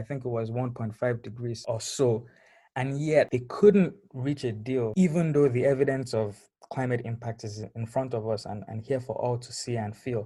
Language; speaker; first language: English; non-native, local second language; Yoruba